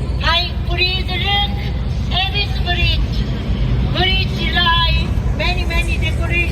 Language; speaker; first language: English; non-native, learner; Japanese